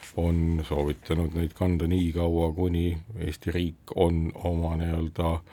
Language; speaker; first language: Estonian; native; Estonian